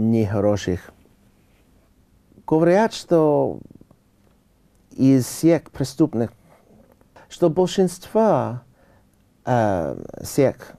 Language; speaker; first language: Russian; non-native, learner; English